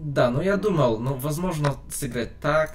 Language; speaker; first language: Russian; non-native, learner; Polish